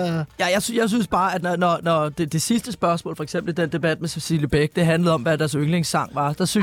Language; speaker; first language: Danish; native; Danish